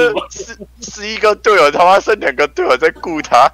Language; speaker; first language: Chinese; native; Chinese